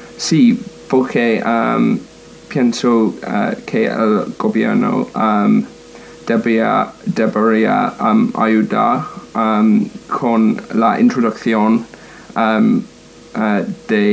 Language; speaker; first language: Spanish; non-native, learner; English